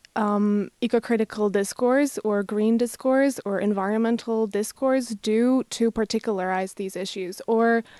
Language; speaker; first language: English; non-native, fluent; Slovak